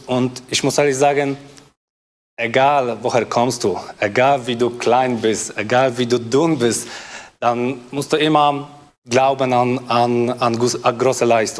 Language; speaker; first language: German; non-native, fluent; Polish